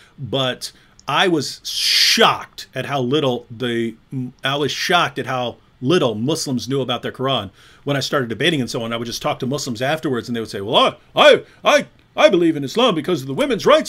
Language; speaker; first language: English; native; English